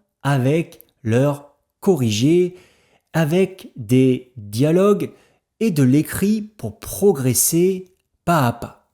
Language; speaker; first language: French; native; French